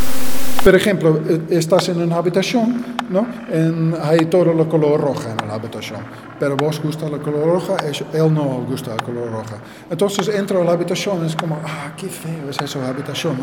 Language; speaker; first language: Spanish; non-native, learner; Dutch